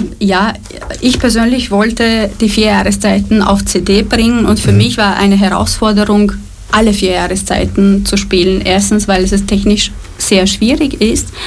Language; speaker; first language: German; non-native, fluent; Romanian